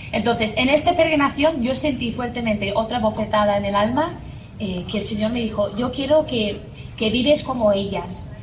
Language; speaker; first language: Spanish; non-native, fluent; English